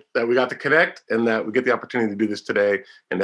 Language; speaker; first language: English; native; English